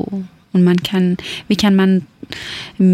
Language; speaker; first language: German; non-native, learner; Persian